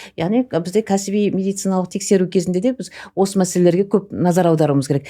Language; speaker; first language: Kazakh; native; Kazakh